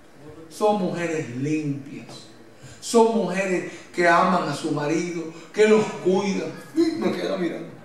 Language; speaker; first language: Spanish; native; Spanish